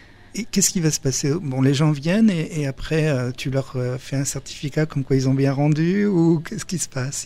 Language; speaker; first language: French; native; French